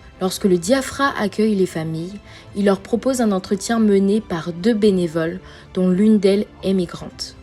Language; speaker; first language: French; native; French